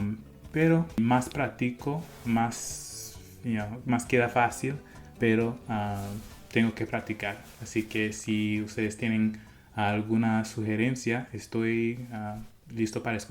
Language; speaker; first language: Spanish; non-native, fluent; English